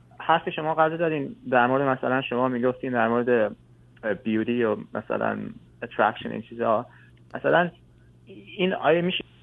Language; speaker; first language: Persian; early bilingual, heritage; Persian